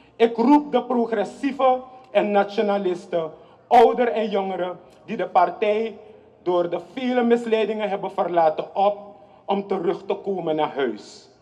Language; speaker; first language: Dutch; native; Dutch